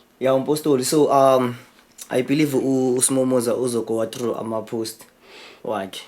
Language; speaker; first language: Zulu; native; Zulu